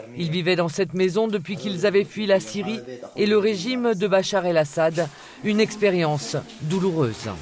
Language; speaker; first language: French; native; French